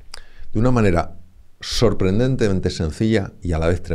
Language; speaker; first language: Spanish; native; Spanish